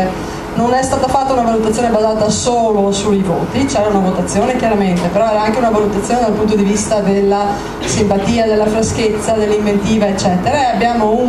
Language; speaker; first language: Italian; native; Italian